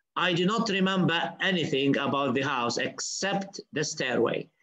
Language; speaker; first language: English; non-native, fluent; Arabic